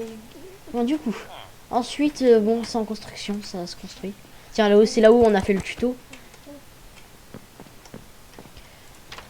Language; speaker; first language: French; native; French